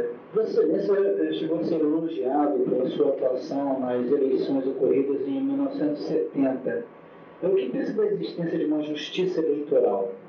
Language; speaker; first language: Portuguese; native; Portuguese